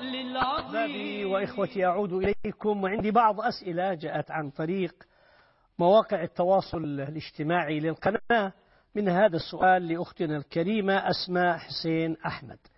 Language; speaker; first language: Arabic; native; Arabic